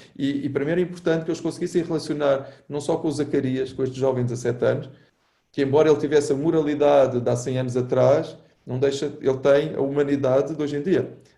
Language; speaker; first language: Portuguese; native; Portuguese